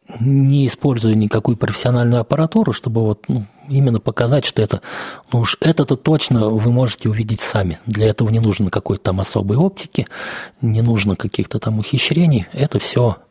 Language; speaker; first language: Russian; native; Russian